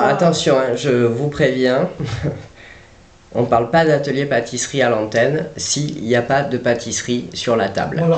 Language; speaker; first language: French; native; French